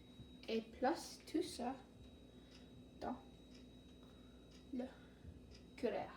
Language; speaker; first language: French; non-native, learner; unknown